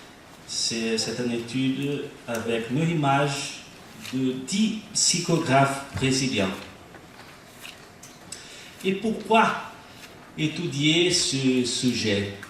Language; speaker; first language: French; non-native, learner; Portuguese